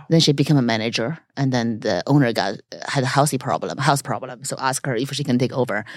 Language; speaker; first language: English; non-native, fluent; Chinese